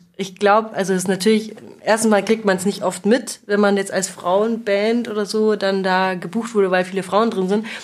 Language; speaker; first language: German; native; German